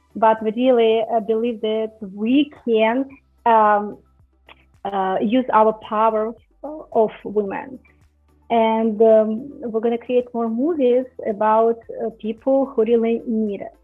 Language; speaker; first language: English; non-native, fluent; Russian